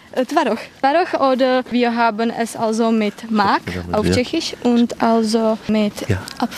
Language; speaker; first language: German; non-native, learner; Czech